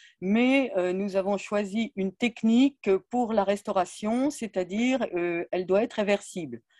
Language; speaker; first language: French; native; French